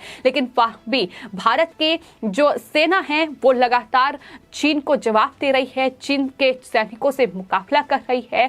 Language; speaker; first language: Hindi; native; Hindi